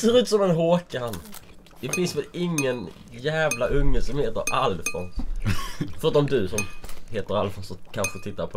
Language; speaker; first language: Swedish; native; Swedish